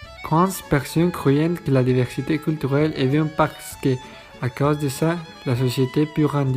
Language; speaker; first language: French; non-native, learner; Spanish